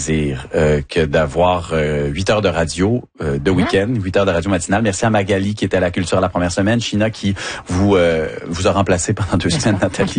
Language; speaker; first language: French; native; French